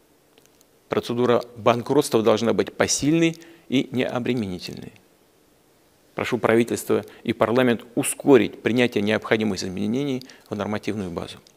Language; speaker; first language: Russian; native; Russian